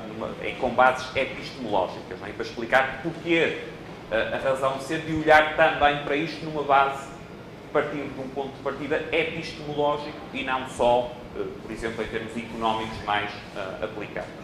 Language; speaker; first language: Portuguese; native; Portuguese